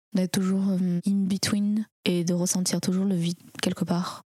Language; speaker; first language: French; early bilingual, other home language; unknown